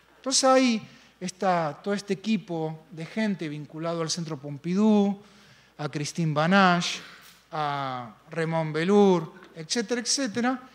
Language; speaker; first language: Spanish; native; Spanish